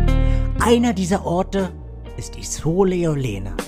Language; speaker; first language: German; native; German